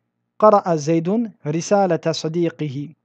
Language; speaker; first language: Arabic; non-native, fluent; French